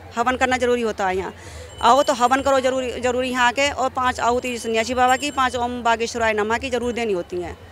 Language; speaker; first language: Hindi; native; Hindi